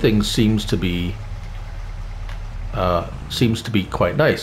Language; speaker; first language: English; native; English